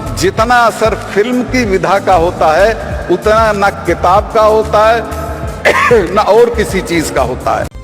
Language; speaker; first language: Hindi; native; Hindi